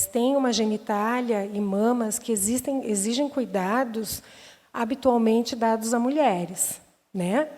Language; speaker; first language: Portuguese; native; Portuguese